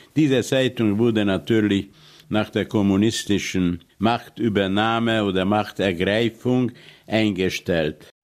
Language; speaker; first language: German; non-native, fluent; Hungarian